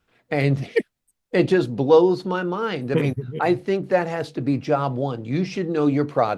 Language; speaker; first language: English; native; English